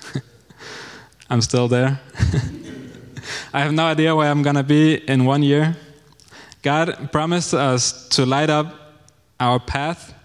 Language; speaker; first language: English; non-native, fluent; Danish